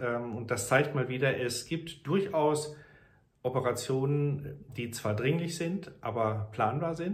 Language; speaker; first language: German; native; German